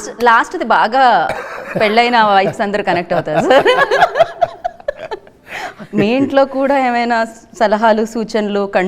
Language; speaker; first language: Telugu; native; Telugu